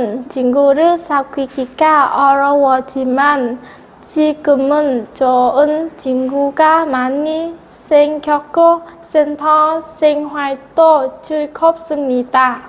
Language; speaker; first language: Korean; non-native, learner; Vietnamese